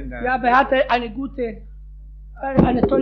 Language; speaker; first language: German; non-native, fluent; Italian